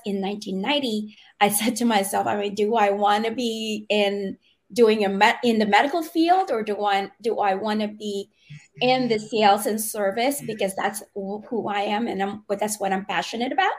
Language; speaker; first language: English; non-native, local second language; Filipino